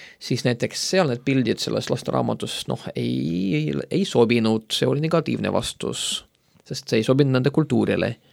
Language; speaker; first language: Estonian; non-native, local second language; Russian